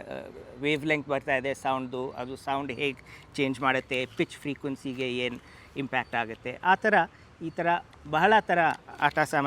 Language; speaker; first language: Kannada; non-native, local second language; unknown